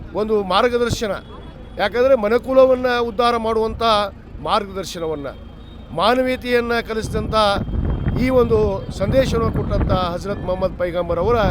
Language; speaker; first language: Kannada; native; Kannada